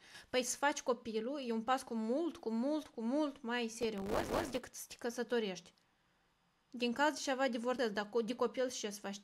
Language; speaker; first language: Romanian; native; Romanian